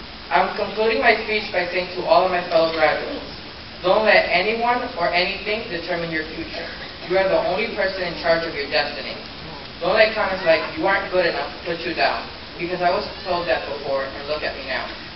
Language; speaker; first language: English; early bilingual, other home language; Spanish